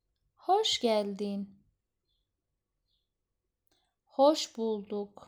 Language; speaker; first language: Turkish; non-native, fluent; Persian